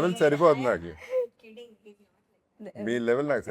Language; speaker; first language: Telugu; native; Telugu